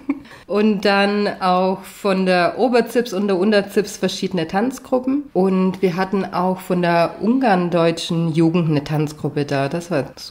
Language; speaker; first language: German; native; German